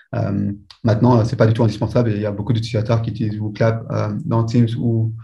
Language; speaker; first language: French; native; French